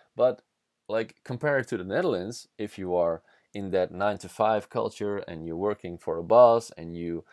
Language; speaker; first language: English; non-native, fluent; Dutch